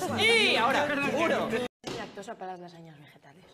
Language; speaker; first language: Spanish; native; Spanish